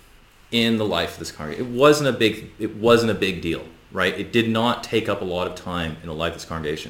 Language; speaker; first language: English; native; English